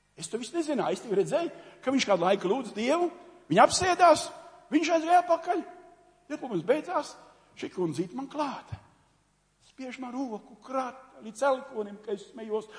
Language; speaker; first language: Latvian; native; Latvian